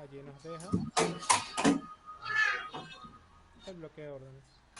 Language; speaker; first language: Spanish; native; Spanish